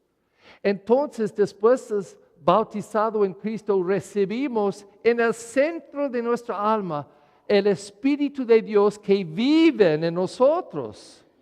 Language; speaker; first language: Spanish; non-native, learner; English